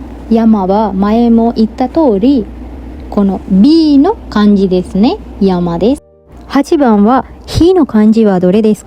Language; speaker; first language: Japanese; non-native, fluent; Sinhala